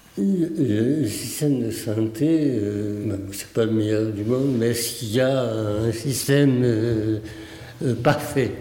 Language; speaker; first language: French; native; French